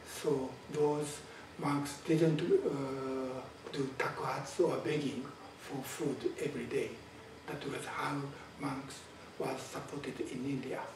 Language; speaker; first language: English; non-native, fluent; Japanese